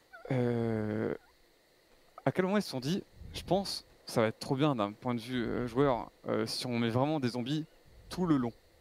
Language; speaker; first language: French; native; French